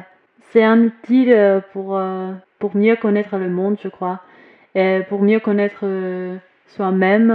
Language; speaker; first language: French; non-native, fluent; Greek